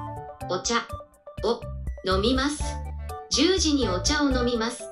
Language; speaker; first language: Japanese; non-native, learner; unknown